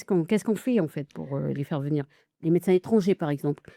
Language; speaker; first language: French; native; French